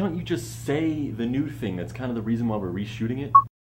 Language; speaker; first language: English; native; English